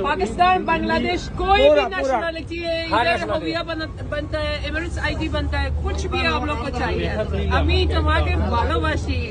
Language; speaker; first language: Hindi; non-native, learner; Bangla